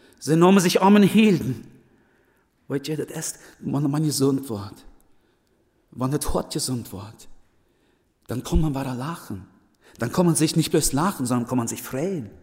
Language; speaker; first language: German; early bilingual, other home language; Plautdietsch